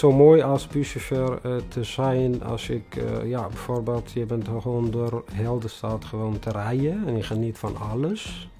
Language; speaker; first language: Dutch; non-native, fluent; Tigrinya